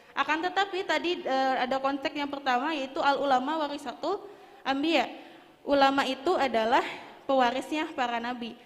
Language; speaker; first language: Indonesian; native; Indonesian